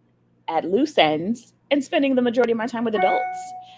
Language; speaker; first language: English; native; English